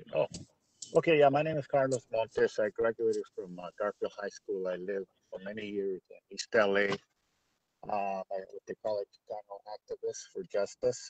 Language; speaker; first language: English; native; English